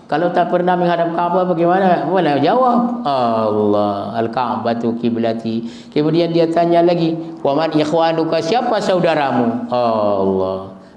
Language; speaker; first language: Malay; native; Malay